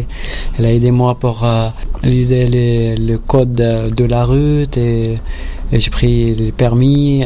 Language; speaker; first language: French; non-native, learner; Arabic